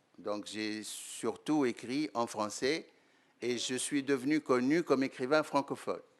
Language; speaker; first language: French; non-native, local second language; Arabic